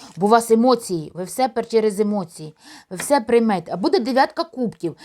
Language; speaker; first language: Ukrainian; non-native, local second language; Russian